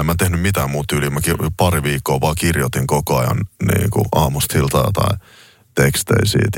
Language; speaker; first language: Finnish; native; Finnish